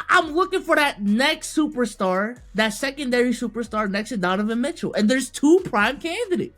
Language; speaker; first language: English; native; English